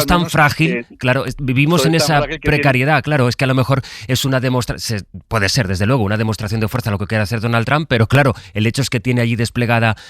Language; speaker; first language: Spanish; native; Spanish